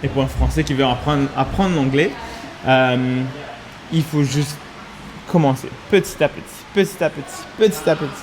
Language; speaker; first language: French; non-native, local second language; Morisyen